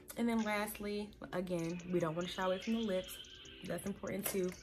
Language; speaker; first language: English; native; English